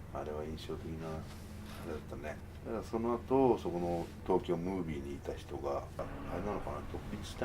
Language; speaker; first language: Japanese; native; Japanese